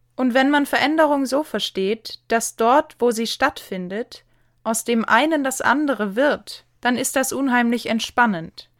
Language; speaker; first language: German; native; German